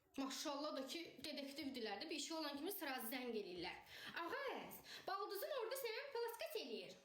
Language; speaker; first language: Azerbaijani; native; Azerbaijani